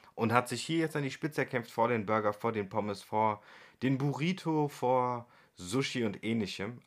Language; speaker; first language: German; early bilingual, other home language; Turkish